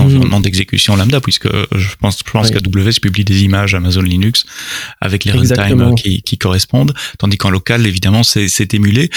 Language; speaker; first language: French; native; French